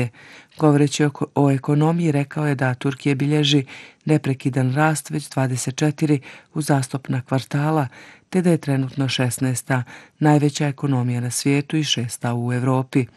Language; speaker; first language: Serbian; native; Serbian